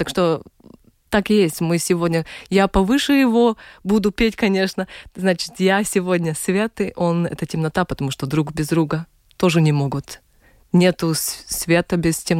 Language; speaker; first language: Russian; non-native, local second language; Latvian